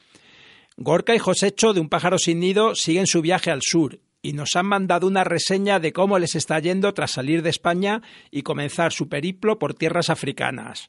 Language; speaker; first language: Spanish; native; Spanish